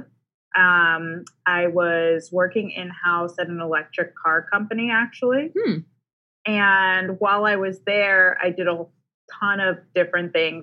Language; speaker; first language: English; native; English